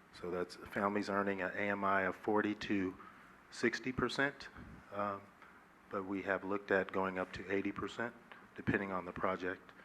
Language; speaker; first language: English; native; English